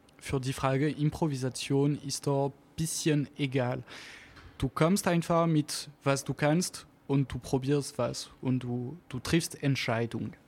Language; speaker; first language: German; non-native, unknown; French